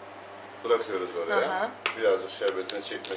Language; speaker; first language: Turkish; native; Turkish